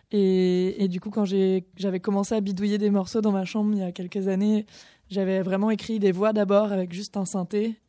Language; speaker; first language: French; native; French